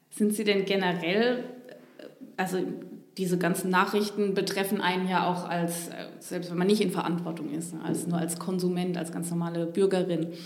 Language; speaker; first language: German; native; German